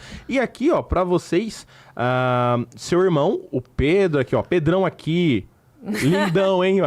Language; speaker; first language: Portuguese; native; Portuguese